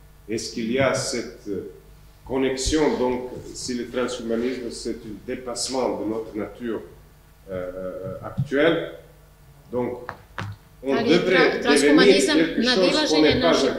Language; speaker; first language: French; non-native, fluent; Serbian